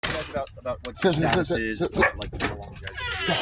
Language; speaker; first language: English; native; English